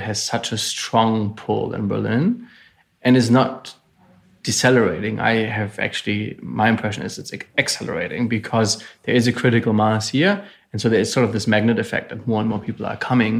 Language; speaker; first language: English; non-native, fluent; German